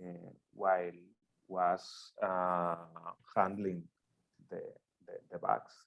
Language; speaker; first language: English; non-native, learner; Spanish